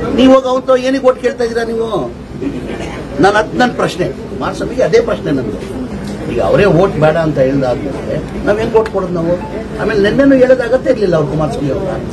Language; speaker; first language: Kannada; non-native, local second language; Urdu